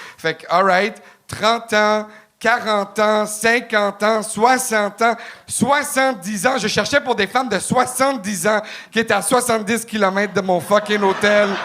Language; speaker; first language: French; non-native, local second language; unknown